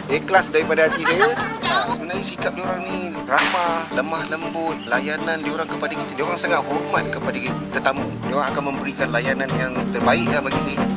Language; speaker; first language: Malay; native; Malay